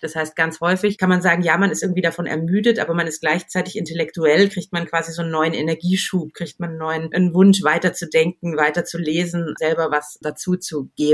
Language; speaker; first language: German; native; German